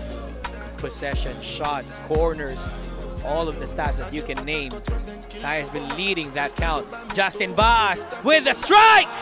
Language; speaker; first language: English; non-native, local second language; Filipino